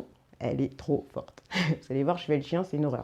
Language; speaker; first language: French; native; French